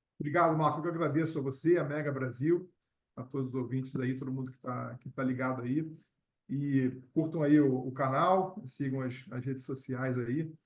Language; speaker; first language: Portuguese; native; Portuguese